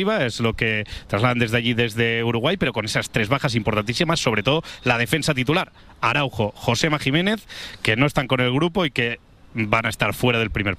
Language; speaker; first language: Spanish; native; Spanish